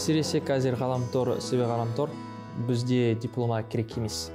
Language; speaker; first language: Kazakh; non-native, learner; French